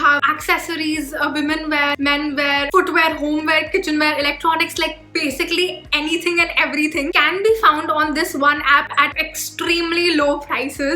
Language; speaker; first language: English; non-native, local second language; Hindi